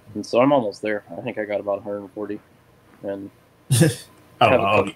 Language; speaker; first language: English; native; English